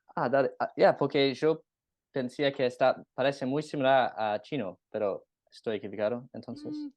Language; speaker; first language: Spanish; non-native, learner; English